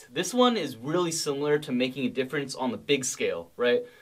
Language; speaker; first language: English; native; English